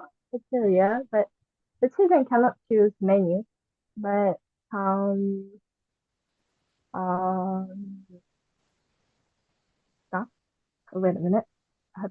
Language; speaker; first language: English; non-native, learner; Japanese